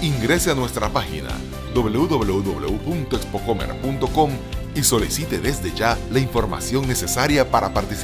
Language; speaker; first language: Spanish; native; Spanish